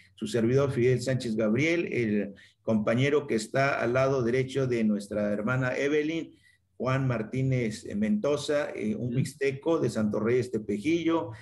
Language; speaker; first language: Spanish; non-native, local second language; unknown